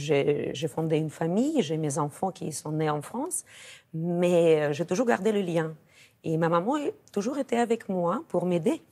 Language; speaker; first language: French; non-native, fluent; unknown